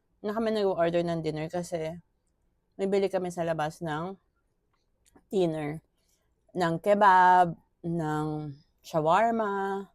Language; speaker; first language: Filipino; native; Filipino